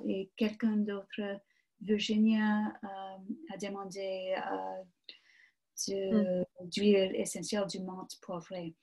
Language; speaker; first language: French; non-native, learner; English